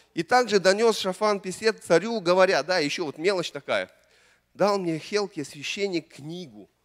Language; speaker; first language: Russian; native; Russian